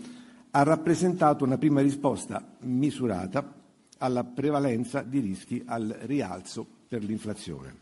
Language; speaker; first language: Italian; native; Italian